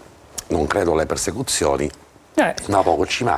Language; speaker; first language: Italian; native; Italian